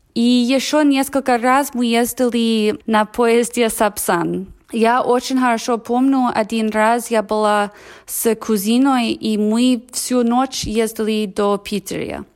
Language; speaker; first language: Russian; non-native, fluent; English